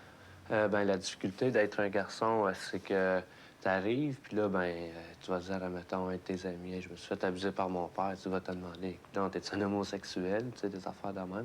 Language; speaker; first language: French; native; French